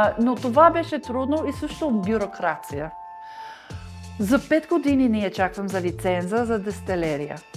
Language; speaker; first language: Bulgarian; non-native, learner; English